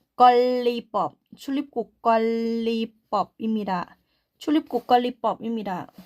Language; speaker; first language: Korean; non-native, learner; Thai